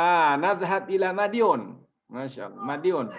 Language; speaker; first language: Arabic; non-native, fluent; Indonesian